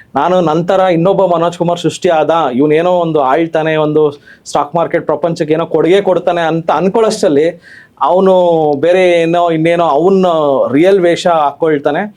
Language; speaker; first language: Kannada; native; Kannada